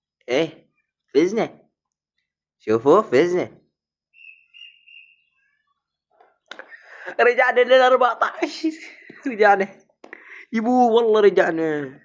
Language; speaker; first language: Arabic; native; Arabic